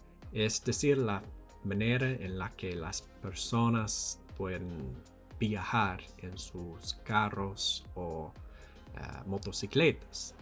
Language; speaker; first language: Spanish; non-native, learner; English